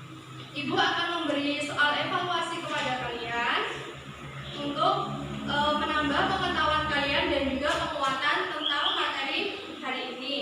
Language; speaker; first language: Indonesian; native; Indonesian